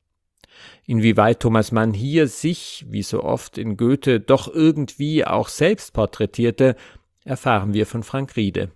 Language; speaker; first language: German; native; German